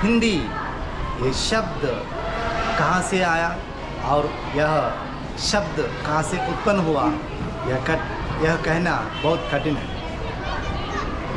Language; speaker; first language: Hindi; non-native, local second language; Telugu